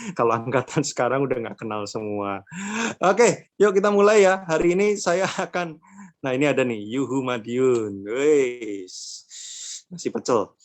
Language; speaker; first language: Indonesian; native; Indonesian